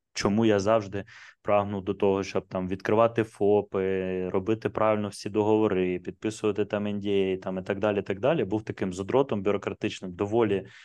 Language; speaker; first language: Ukrainian; non-native, local second language; Russian